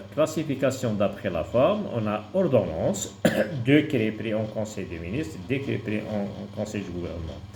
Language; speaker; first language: French; non-native, local second language; Arabic